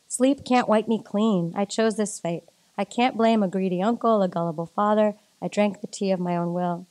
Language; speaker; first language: English; native; English